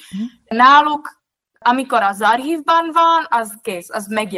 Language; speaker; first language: Hungarian; non-native, fluent; Czech